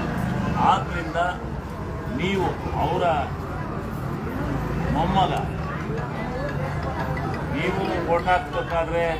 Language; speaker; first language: Kannada; native; Kannada